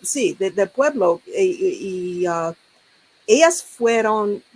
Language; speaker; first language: Spanish; non-native, learner; English